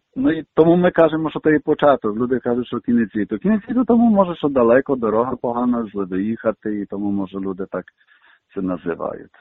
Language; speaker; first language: Ukrainian; early bilingual, heritage; Ukrainian